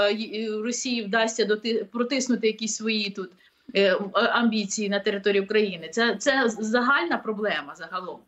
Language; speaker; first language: Ukrainian; native; Ukrainian